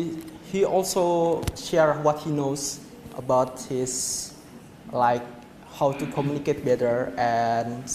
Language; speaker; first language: English; non-native, learner; Indonesian